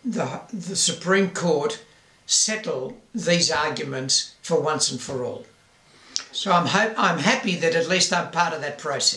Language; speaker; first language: English; native; English